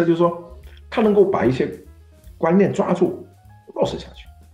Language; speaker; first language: Chinese; native; Chinese